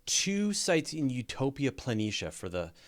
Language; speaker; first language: English; native; English